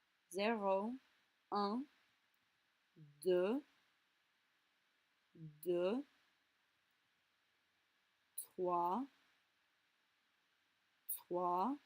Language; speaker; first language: French; non-native, fluent; English